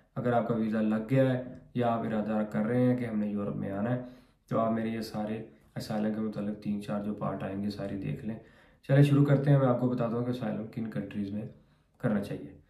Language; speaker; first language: Urdu; non-native, local second language; Punjabi